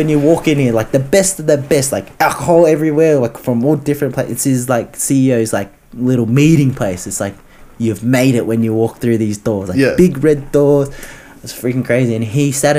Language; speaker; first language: English; native; English